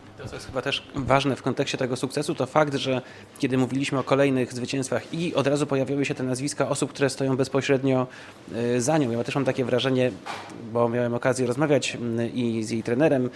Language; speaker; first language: Polish; native; Polish